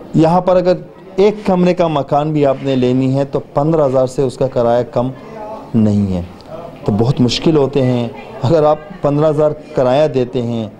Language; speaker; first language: Urdu; non-native, local second language; Punjabi